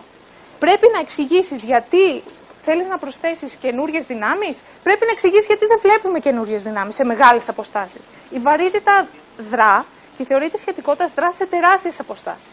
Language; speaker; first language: Greek; native; Greek